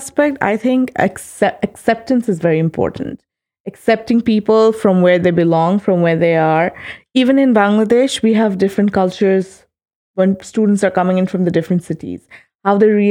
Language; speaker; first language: English; non-native, local second language; Bangla